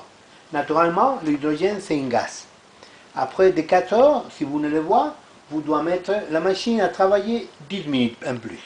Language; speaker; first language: French; non-native, learner; Italian